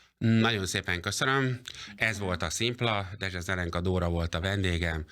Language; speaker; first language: Hungarian; native; Hungarian